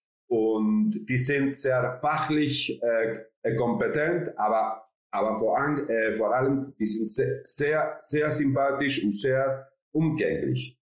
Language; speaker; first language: German; non-native, fluent; Spanish